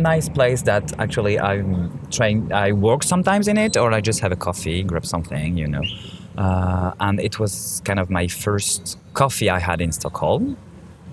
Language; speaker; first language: English; non-native, fluent; French